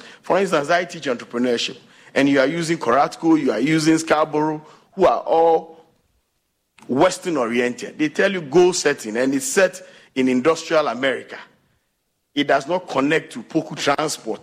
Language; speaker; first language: English; non-native, local second language; Akan